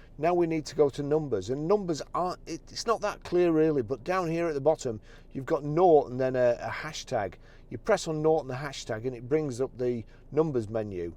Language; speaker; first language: English; native; English